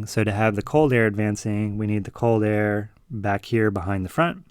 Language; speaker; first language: English; native; English